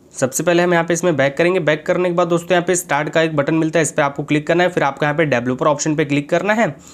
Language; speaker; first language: Hindi; native; Hindi